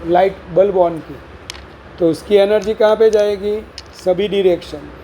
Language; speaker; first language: Hindi; non-native, local second language; Gujarati